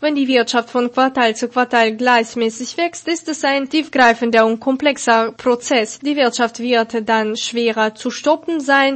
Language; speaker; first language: German; non-native, fluent; Russian